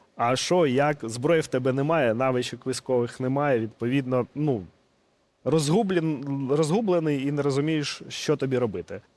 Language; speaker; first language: Ukrainian; non-native, local second language; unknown